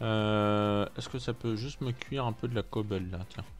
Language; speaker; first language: French; native; French